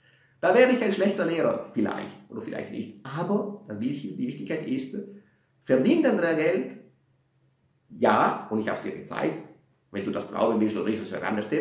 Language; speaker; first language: German; non-native, fluent; Italian